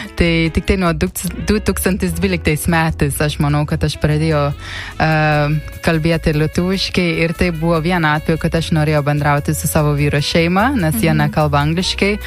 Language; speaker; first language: Lithuanian; non-native, learner; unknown